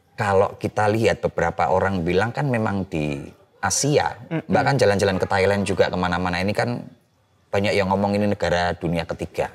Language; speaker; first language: Indonesian; native; Indonesian